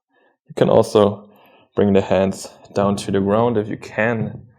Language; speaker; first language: English; non-native, fluent; German